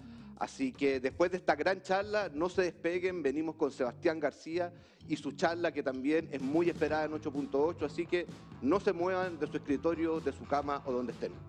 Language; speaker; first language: Spanish; native; Spanish